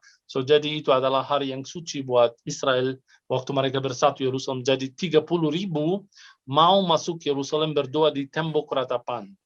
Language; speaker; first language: Indonesian; non-native, fluent; Arabic